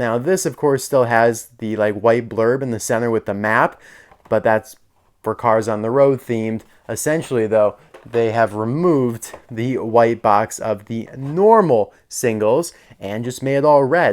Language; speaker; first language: English; native; English